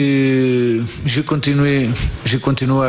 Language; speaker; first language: French; non-native, learner; Portuguese